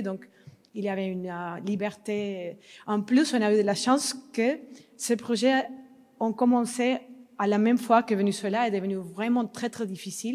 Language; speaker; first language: French; non-native, fluent; Spanish